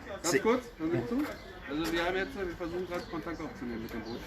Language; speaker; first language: German; native; German